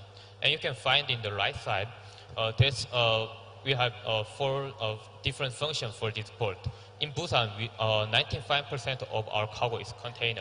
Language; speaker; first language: English; non-native, learner; Korean